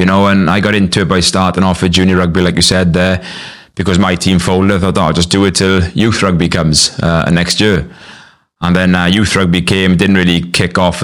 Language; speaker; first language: English; native; English